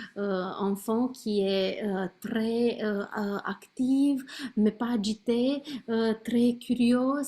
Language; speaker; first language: French; non-native, learner; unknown